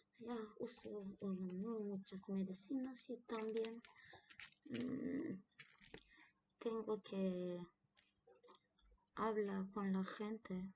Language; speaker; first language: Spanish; non-native, learner; Turkish